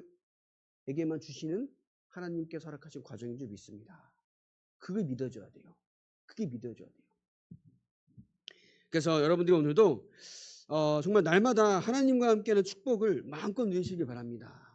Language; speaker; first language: Korean; native; Korean